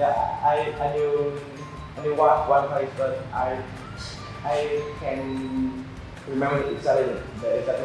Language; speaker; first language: English; non-native, learner; Vietnamese